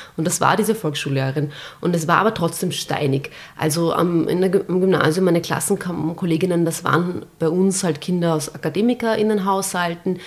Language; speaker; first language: German; early bilingual, other home language; Bosnian